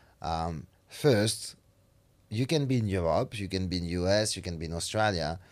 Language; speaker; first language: English; non-native, fluent; French